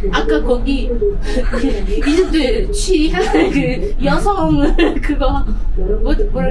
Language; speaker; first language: Korean; non-native, fluent; Arabic